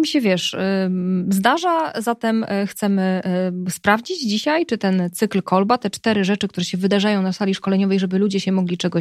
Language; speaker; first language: Polish; native; Polish